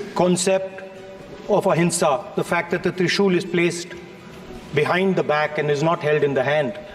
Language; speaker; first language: English; non-native, local second language; Hindi